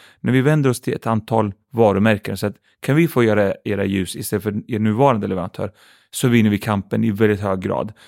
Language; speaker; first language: Swedish; early bilingual, other home language; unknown